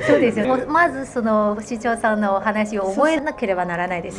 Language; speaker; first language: Japanese; non-native, fluent; Chinese